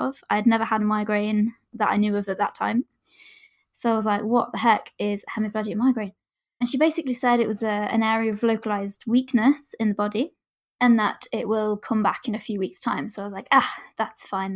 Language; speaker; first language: English; native; English